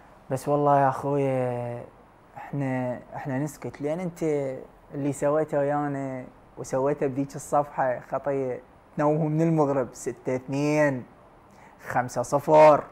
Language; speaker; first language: Arabic; native; Arabic